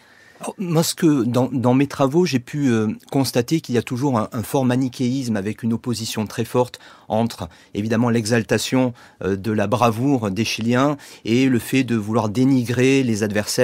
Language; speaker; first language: French; native; French